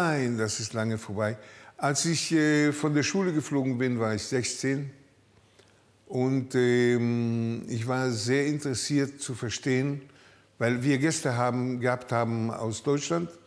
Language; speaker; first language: German; early bilingual, heritage; German